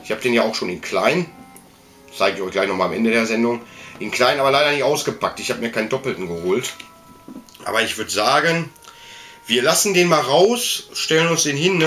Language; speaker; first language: German; native; German